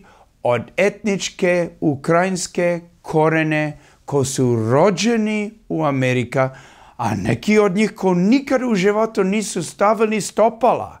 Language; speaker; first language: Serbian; early bilingual, heritage; English